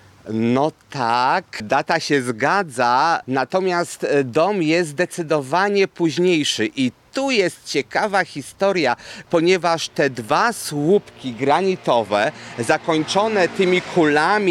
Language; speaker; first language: Polish; native; Polish